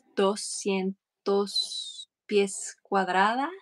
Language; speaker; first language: Spanish; non-native, fluent; English